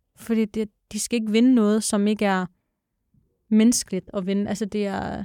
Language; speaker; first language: Danish; early bilingual, other home language; Arabic